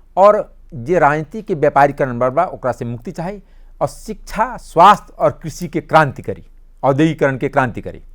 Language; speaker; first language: Bhojpuri; non-native, local second language; Maithili